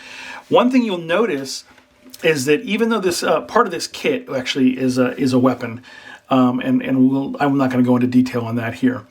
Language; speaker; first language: English; native; English